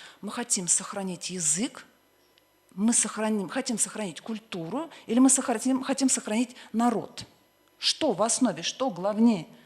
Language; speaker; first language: Russian; native; Russian